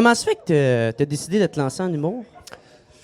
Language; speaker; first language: French; native; French